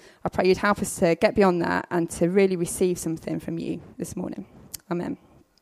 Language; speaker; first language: English; native; English